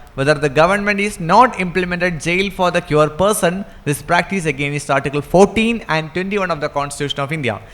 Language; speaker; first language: English; non-native, local second language; Malayalam